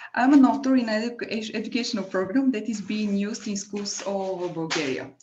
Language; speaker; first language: English; non-native, fluent; Bulgarian